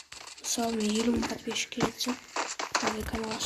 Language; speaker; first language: Russian; non-native, local second language; Kazakh